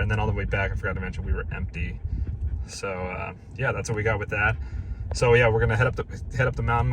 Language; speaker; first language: English; native; English